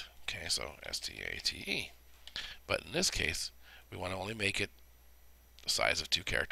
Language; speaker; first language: English; native; English